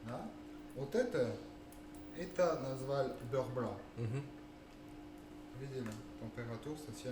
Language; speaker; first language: Russian; non-native, fluent; French